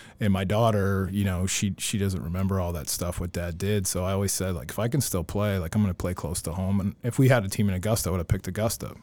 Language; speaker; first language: English; native; English